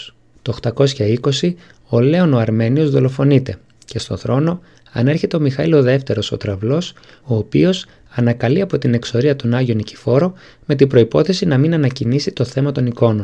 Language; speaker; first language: Greek; native; Greek